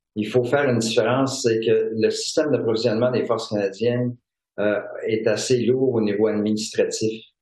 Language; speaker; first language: French; native; French